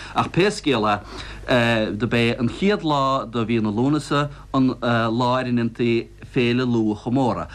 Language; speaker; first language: Irish; native; Irish